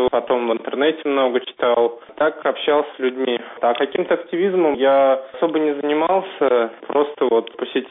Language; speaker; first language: Russian; native; Russian